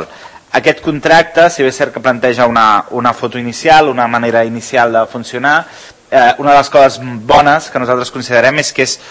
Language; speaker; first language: Catalan; native; Catalan